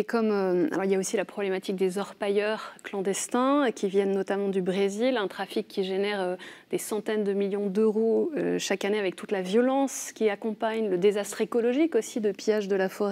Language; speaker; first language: French; native; French